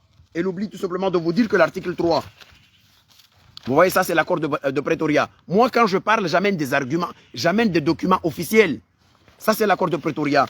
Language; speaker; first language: French; non-native, local second language; Comorian